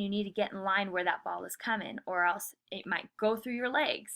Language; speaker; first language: English; native; English